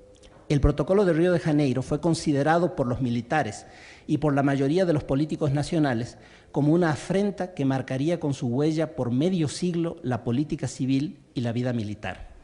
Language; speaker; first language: Spanish; native; Spanish